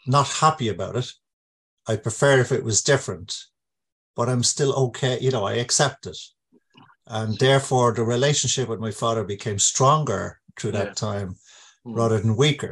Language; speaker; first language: English; native; English